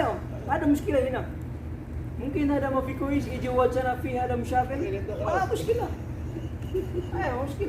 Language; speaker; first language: Arabic; non-native, learner; Filipino